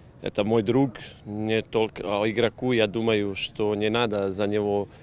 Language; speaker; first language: Russian; non-native, learner; Croatian